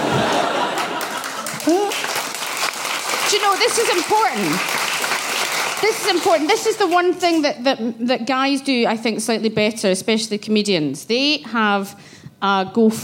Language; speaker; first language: English; native; English